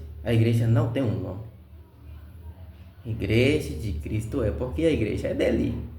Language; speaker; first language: Portuguese; non-native, fluent; Spanish